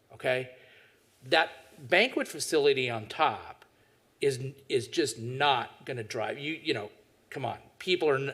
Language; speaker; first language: English; native; English